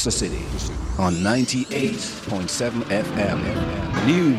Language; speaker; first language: English; native; English